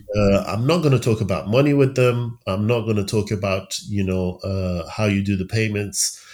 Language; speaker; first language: English; early bilingual, other home language; Persian